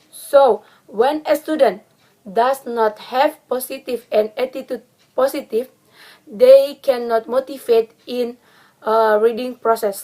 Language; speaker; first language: English; non-native, learner; Indonesian